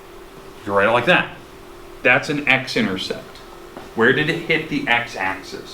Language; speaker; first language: English; native; English